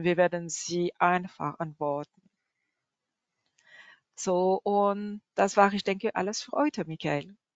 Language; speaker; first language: German; non-native, learner; French